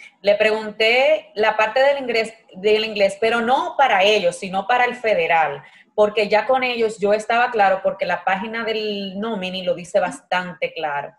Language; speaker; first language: Spanish; native; Spanish